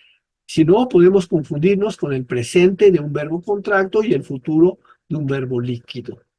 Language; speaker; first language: Spanish; native; Spanish